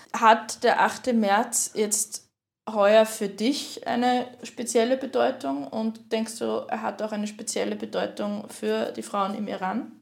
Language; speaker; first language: German; native; German